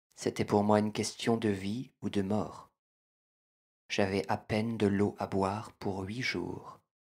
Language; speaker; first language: French; native; French